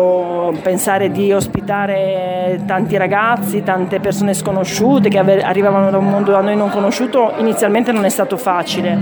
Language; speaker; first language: Italian; native; Italian